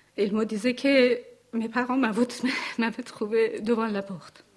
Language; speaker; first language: French; non-native, learner; Persian